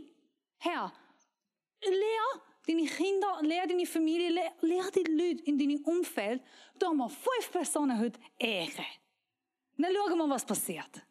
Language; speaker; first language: German; non-native, learner; Persian